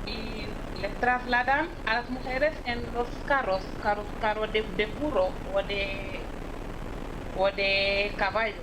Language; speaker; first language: Spanish; non-native, fluent; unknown